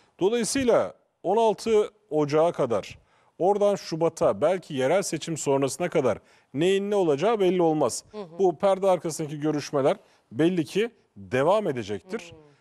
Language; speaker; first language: Turkish; native; Turkish